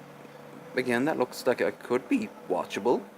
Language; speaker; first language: English; native; English